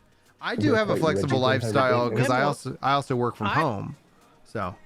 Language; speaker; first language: English; native; English